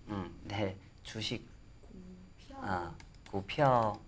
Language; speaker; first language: Korean; non-native, fluent; Chinese